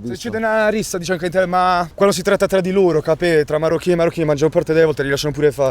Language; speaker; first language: Italian; native; Italian